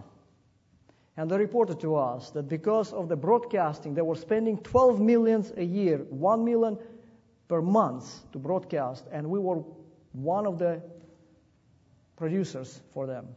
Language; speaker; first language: English; non-native, fluent; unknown